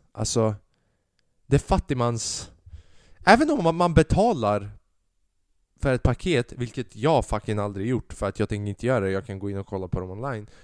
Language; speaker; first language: Swedish; early bilingual, other home language; Albanian